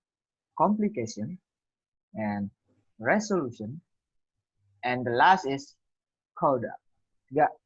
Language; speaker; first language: English; non-native, learner; Indonesian